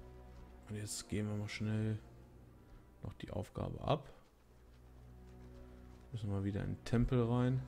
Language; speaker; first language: German; native; German